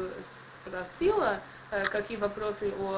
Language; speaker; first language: Russian; non-native, learner; English